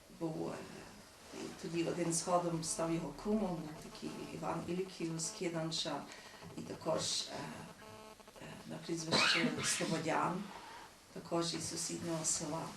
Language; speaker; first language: Ukrainian; early bilingual, heritage; Ukrainian